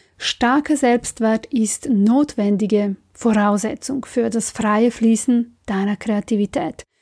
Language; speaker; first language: German; non-native, fluent; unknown